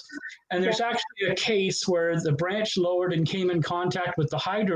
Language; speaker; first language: English; native; English